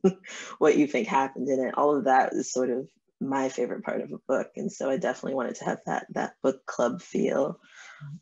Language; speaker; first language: English; native; English